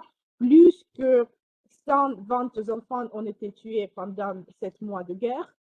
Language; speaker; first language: French; non-native, fluent; Ukrainian